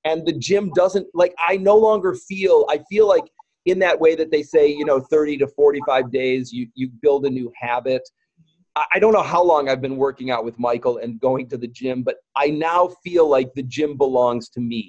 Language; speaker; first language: English; native; English